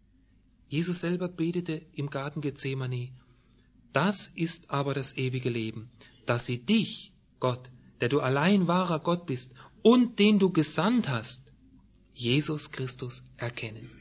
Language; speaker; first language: German; native; German